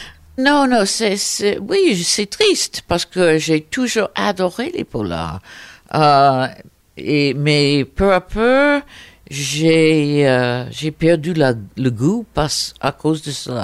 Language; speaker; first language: French; non-native, fluent; English